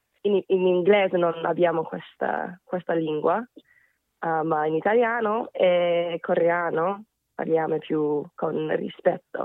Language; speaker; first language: Italian; non-native, fluent; Korean